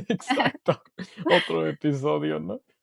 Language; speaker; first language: Spanish; non-native, learner; English